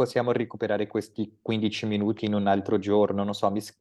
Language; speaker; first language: Italian; non-native, fluent; Portuguese